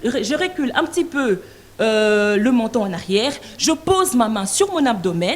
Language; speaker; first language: French; non-native, local second language; Lingala